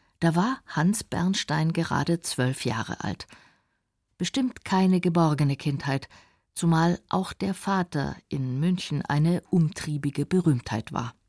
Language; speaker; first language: German; native; German